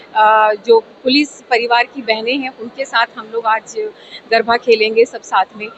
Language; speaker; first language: Hindi; native; Hindi